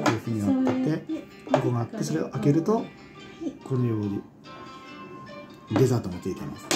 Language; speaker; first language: Japanese; native; Japanese